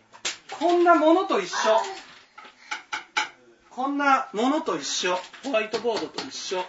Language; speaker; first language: Japanese; native; Japanese